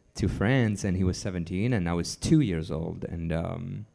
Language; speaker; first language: English; non-native, fluent; French